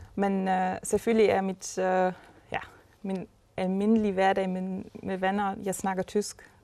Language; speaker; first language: Danish; non-native, fluent; German